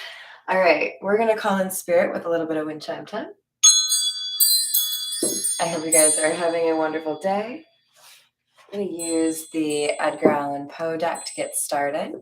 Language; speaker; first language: English; native; English